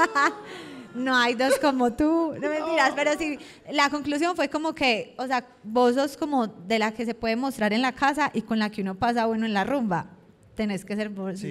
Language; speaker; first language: Spanish; native; Spanish